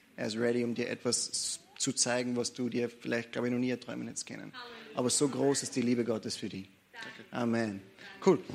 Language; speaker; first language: German; native; German